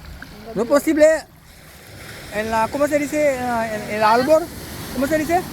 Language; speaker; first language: Spanish; non-native, learner; English